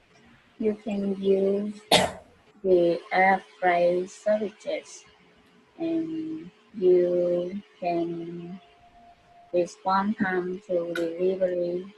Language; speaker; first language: English; non-native, learner; Vietnamese